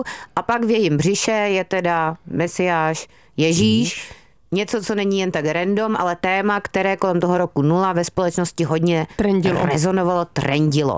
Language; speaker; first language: Czech; native; Czech